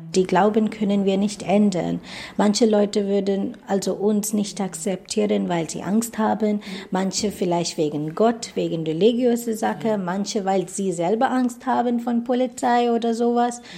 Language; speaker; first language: German; non-native, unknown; Bangla